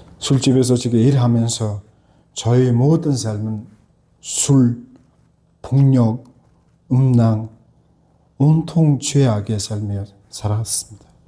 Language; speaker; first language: Korean; non-native, fluent; Mongolian